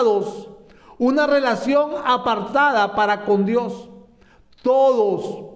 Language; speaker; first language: Spanish; native; Spanish